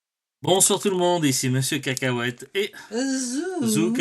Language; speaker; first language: French; native; French